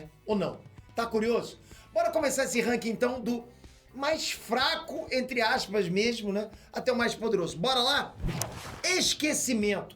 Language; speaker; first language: Portuguese; native; Portuguese